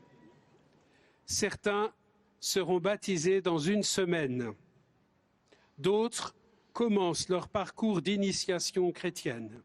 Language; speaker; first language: French; native; French